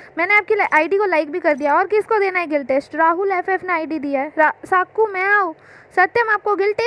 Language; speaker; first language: Hindi; non-native, local second language; Bangla